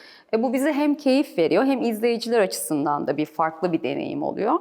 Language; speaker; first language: Turkish; native; Turkish